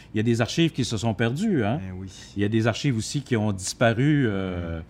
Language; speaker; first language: French; native; French